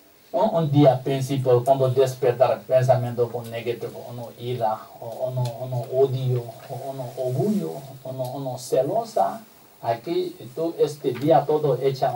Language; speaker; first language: Spanish; non-native, learner; Tibetan